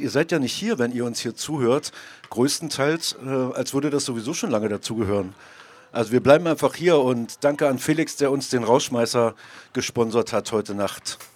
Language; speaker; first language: German; native; German